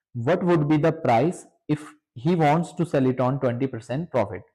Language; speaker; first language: English; non-native, local second language; Punjabi